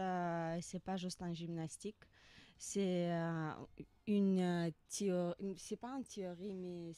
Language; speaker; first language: French; non-native, learner; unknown